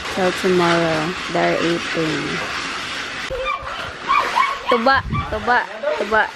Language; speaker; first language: English; non-native, local second language; Cebuano